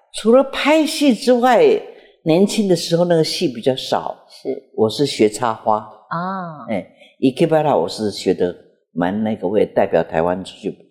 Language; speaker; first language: Chinese; native; Chinese